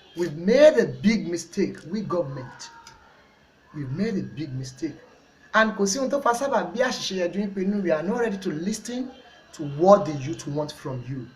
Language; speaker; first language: English; non-native, local second language; Yoruba